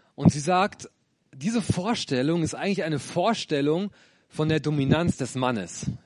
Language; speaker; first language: German; native; German